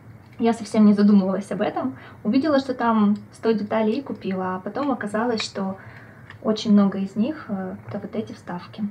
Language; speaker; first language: Russian; native; Russian